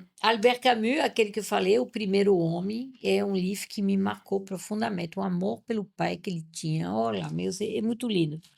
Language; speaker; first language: Portuguese; non-native, fluent; French